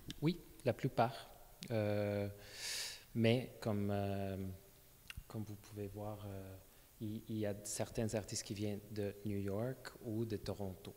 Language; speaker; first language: French; non-native, fluent; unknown